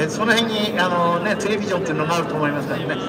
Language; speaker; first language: Japanese; native; Japanese